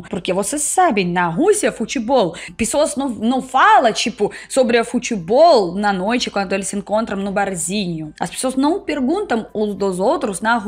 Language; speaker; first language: Portuguese; non-native, learner; Russian